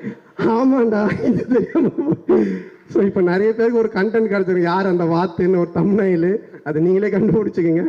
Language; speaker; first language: Tamil; native; Tamil